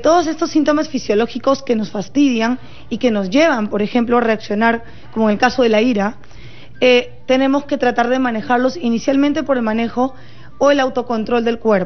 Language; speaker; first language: Spanish; native; Spanish